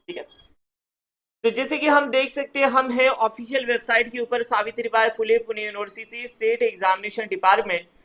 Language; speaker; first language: Hindi; non-native, local second language; Marathi